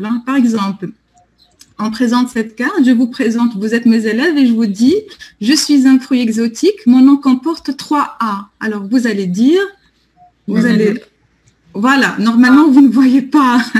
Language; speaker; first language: French; non-native, local second language; Arabic